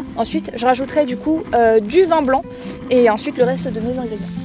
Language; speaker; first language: French; native; French